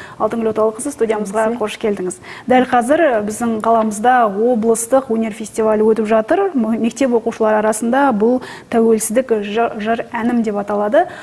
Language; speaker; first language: Kazakh; native; Kazakh